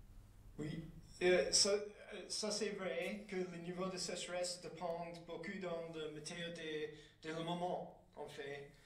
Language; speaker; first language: French; non-native, fluent; English